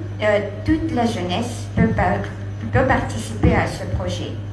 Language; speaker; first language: French; non-native, learner; Russian